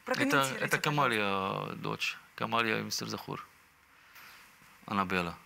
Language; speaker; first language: Russian; non-native, learner; Arabic